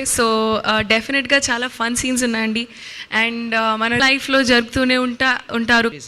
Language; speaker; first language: Telugu; non-native, learner; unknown